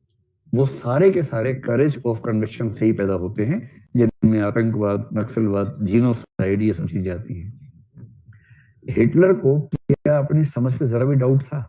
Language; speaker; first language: Hindi; native; Hindi